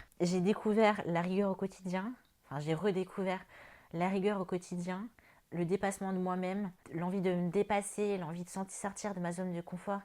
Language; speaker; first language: French; native; French